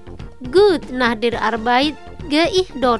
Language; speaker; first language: German; non-native, fluent; Indonesian